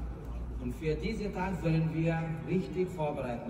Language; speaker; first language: German; non-native, learner; Bangla